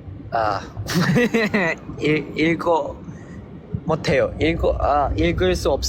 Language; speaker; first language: Korean; non-native, learner; Filipino